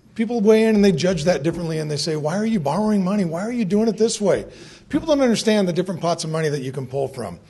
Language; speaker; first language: English; native; English